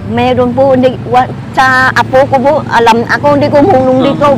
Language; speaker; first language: Filipino; non-native, learner; Vietnamese